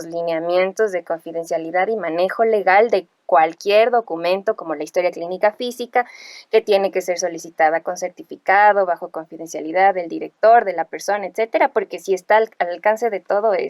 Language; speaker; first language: Spanish; native; Spanish